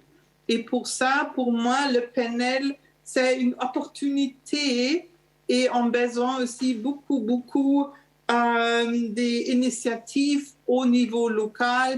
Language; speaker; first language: French; non-native, fluent; German